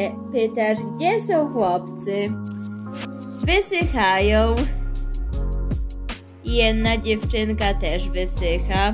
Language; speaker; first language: Polish; early bilingual, heritage; Polish